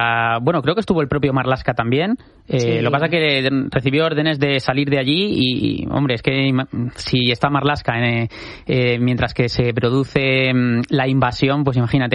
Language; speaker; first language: Spanish; native; Spanish